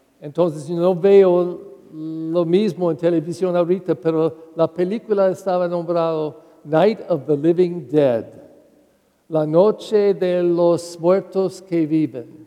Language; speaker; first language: Spanish; non-native, learner; English